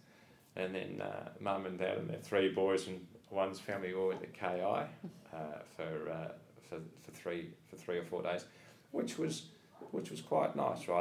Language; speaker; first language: English; native; English